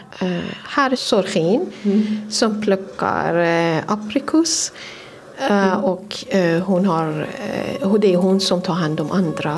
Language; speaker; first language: Swedish; non-native, fluent; Persian